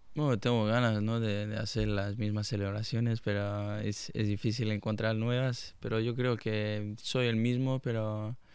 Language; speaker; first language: Spanish; non-native, fluent; French